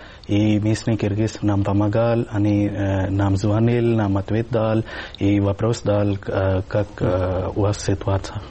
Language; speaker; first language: Russian; non-native, learner; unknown